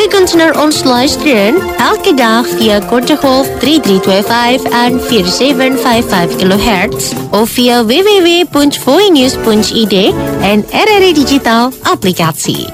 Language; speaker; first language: Dutch; non-native, fluent; Indonesian